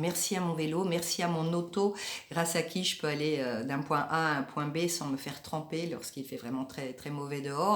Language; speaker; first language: French; native; French